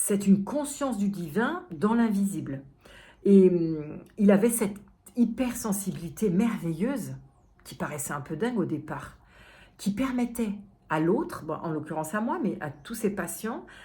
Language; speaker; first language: French; native; French